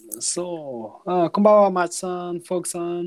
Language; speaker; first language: Japanese; non-native, learner; English